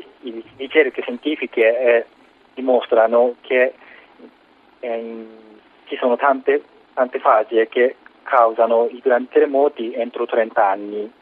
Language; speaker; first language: Italian; non-native, learner; Japanese